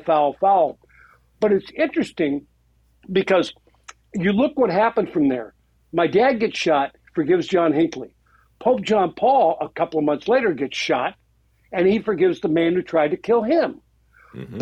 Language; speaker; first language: English; native; English